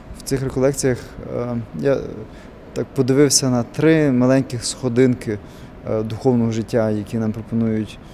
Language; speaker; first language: Ukrainian; native; Ukrainian